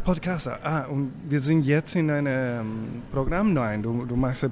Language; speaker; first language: German; non-native, fluent; Spanish